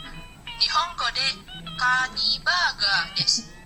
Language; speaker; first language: Japanese; non-native, learner; Indonesian